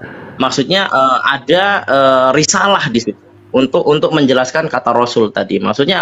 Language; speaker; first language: Indonesian; native; Indonesian